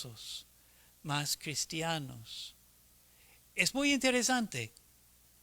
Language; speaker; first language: Spanish; non-native, fluent; English